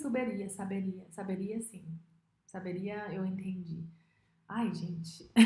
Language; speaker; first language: Portuguese; non-native, fluent; Chinese